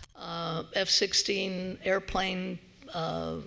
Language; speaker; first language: English; native; English